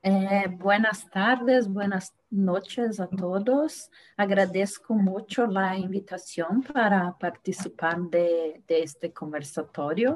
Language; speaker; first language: Spanish; non-native, fluent; Portuguese